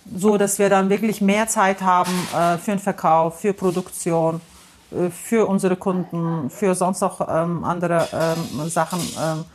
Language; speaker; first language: German; non-native, fluent; Turkish